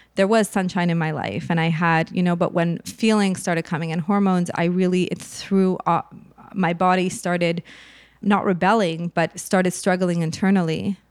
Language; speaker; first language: English; native; English